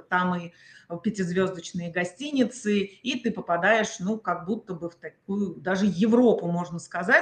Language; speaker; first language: Russian; native; Russian